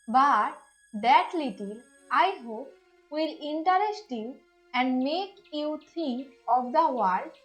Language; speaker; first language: English; non-native, local second language; Bangla